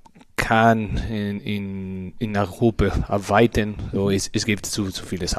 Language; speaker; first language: German; non-native, learner; Spanish